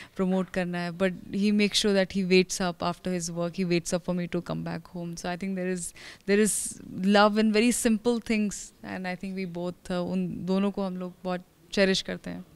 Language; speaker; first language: Hindi; native; Hindi